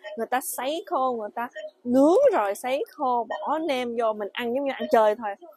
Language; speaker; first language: Vietnamese; early bilingual, heritage; Vietnamese